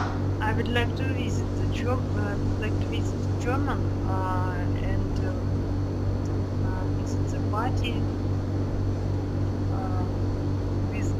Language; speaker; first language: English; non-native, learner; Russian